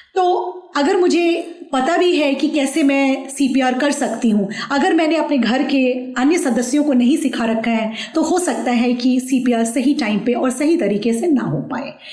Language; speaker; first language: Hindi; native; Hindi